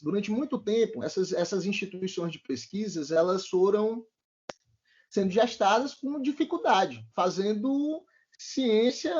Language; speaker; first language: Portuguese; native; Portuguese